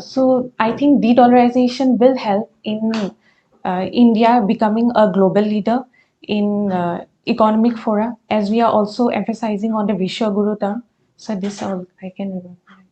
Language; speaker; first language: English; non-native, local second language; Assamese